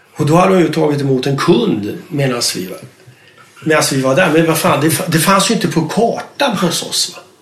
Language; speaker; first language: Swedish; native; Swedish